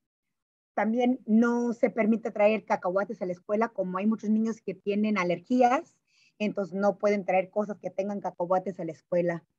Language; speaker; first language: Spanish; early bilingual, heritage; Spanish